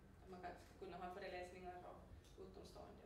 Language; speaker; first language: Swedish; native; Swedish